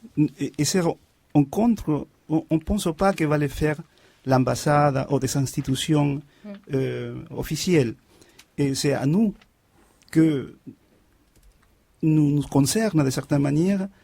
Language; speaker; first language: French; non-native, fluent; Spanish